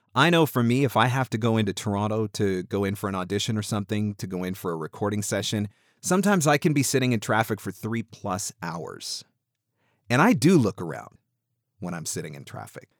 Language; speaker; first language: English; native; English